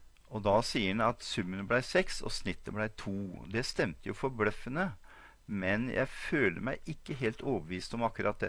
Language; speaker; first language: Norwegian; native; Norwegian